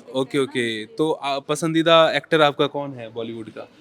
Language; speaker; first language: Hindi; native; Hindi